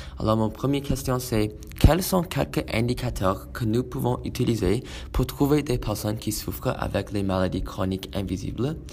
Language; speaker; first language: French; non-native, learner; English